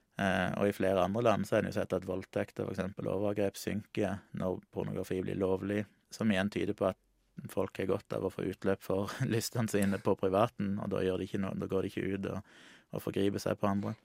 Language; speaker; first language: Norwegian; native; Norwegian